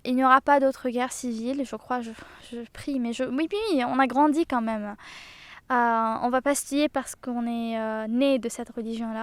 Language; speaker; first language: French; non-native, local second language; Arabic